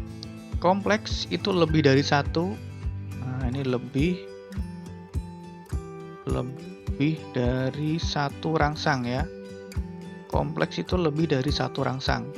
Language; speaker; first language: Indonesian; native; Indonesian